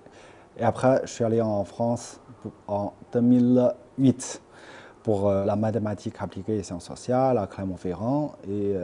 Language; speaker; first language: French; non-native, fluent; Chinese